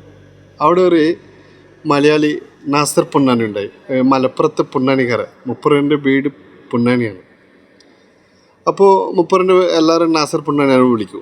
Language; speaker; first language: Malayalam; non-native, learner; Bangla